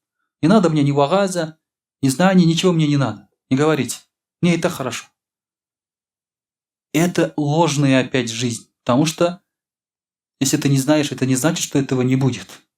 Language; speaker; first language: Russian; non-native, local second language; Tatar